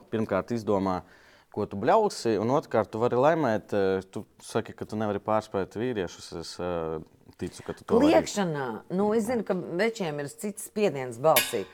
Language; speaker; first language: Latvian; non-native, local second language; Russian